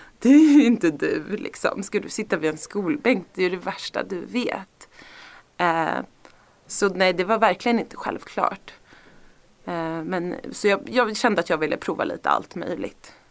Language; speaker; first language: Swedish; native; Swedish